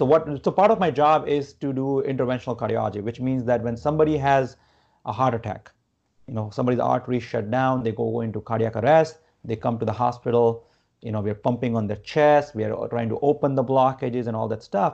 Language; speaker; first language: English; non-native, local second language; Gujarati